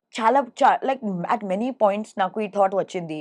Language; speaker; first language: Telugu; non-native, learner; Hindi